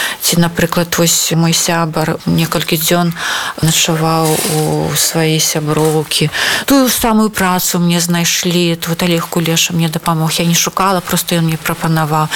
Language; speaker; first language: Belarusian; non-native, local second language; Russian